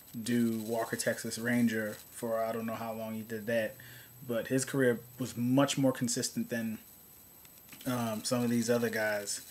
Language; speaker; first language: English; native; English